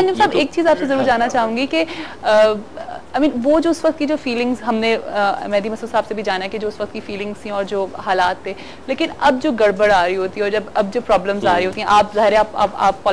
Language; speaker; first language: Urdu; native; Urdu